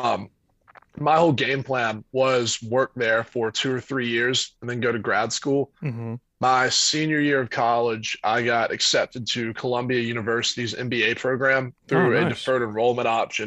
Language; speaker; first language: English; native; English